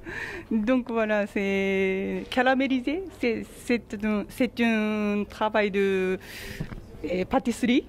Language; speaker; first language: French; non-native, learner; Japanese